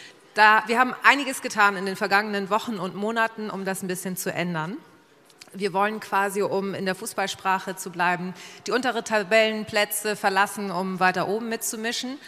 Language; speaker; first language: German; native; German